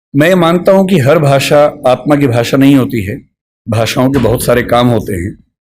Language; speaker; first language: Hindi; native; Hindi